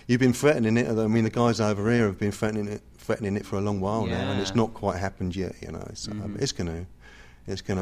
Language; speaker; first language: English; native; English